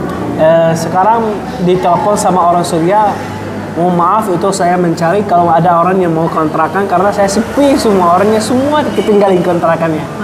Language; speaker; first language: Indonesian; non-native, fluent; Arabic